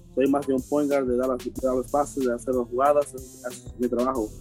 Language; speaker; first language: Spanish; early bilingual, heritage; Spanish